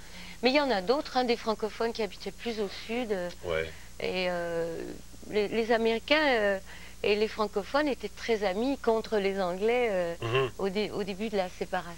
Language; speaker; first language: French; native; French